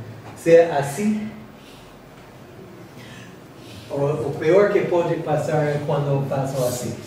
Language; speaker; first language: Portuguese; non-native, learner; English